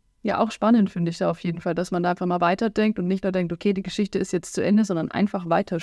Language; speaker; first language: German; native; German